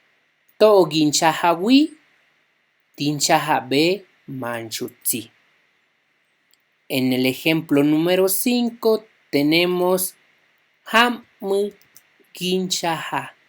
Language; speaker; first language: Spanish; non-native, local second language; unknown